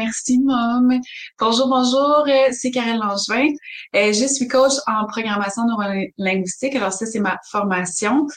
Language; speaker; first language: French; native; French